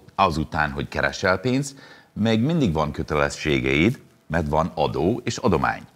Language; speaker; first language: Hungarian; non-native, fluent; English